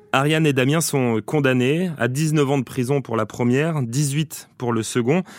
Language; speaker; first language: French; native; French